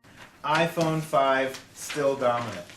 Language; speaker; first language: English; native; English